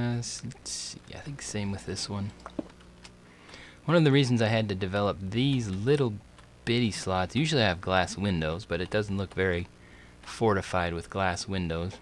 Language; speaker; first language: English; native; English